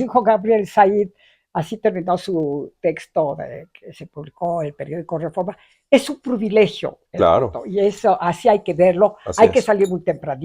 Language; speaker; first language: Spanish; native; Spanish